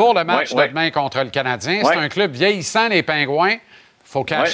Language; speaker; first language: French; native; French